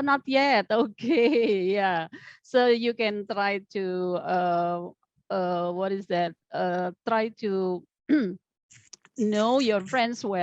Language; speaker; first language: English; non-native, fluent; Indonesian